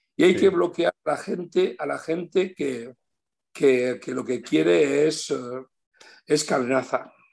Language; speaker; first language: Spanish; early bilingual, heritage; Spanish